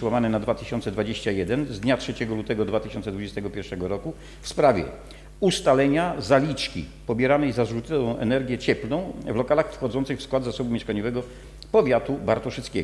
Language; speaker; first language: Polish; native; Polish